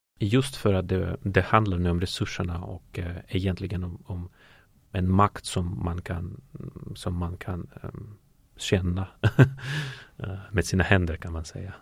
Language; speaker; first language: Swedish; non-native, fluent; Russian